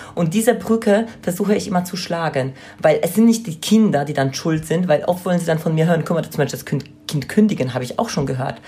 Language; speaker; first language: German; non-native, fluent; Polish